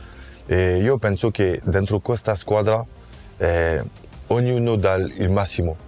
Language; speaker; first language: Italian; non-native, fluent; French